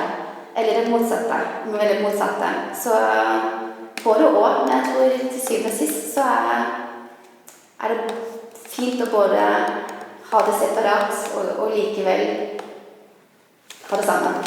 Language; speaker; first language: Norwegian; early bilingual, other home language; Vietnamese